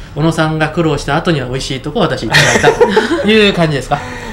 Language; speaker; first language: Japanese; native; Japanese